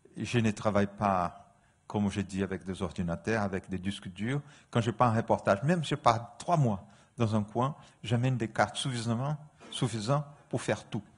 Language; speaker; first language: French; non-native, fluent; Portuguese